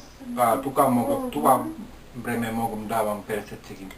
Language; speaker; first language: Bulgarian; non-native, learner; Finnish